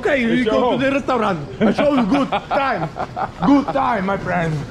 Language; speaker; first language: English; non-native, learner; Polish